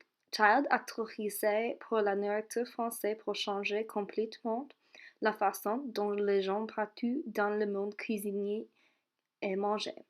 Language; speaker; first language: French; non-native, learner; English